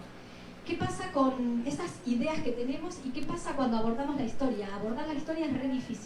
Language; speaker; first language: Spanish; native; Spanish